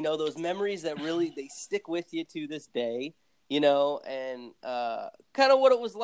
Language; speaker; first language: English; native; English